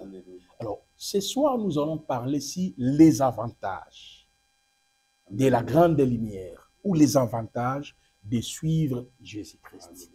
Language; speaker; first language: French; non-native, local second language; Lingala